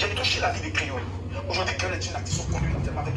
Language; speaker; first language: French; native; French